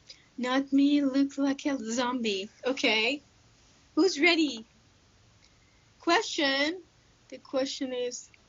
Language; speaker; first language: English; non-native, fluent; Persian